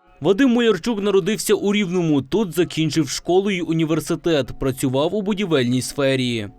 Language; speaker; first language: Ukrainian; native; Ukrainian